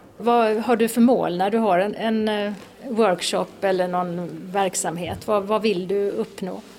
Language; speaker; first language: Swedish; native; Swedish